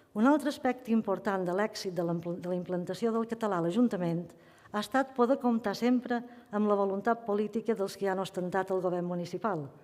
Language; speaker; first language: Catalan; native; Catalan